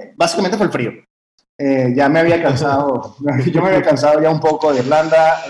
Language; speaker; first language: Spanish; early bilingual, heritage; French